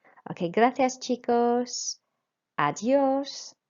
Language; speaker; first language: Spanish; non-native, fluent; English